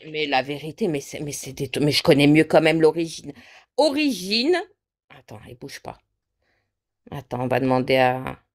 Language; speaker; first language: French; early bilingual, other home language; Portuguese